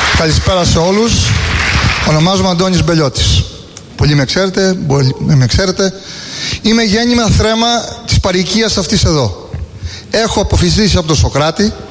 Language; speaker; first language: Greek; early bilingual, heritage; Greek